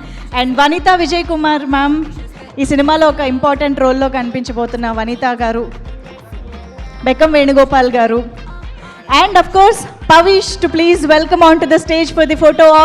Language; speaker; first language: Telugu; native; Telugu